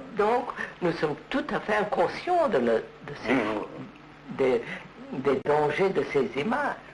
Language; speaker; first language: French; non-native, learner; Telugu